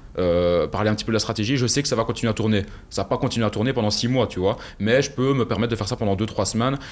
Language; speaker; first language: French; native; French